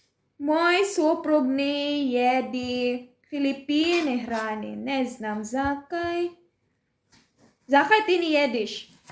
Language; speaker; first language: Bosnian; non-native, learner; Filipino